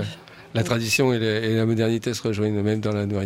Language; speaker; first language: French; native; French